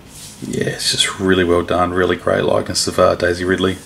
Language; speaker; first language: English; native; English